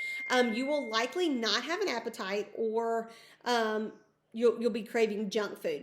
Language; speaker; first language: English; native; English